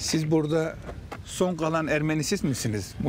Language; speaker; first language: Turkish; early bilingual, heritage; Turkish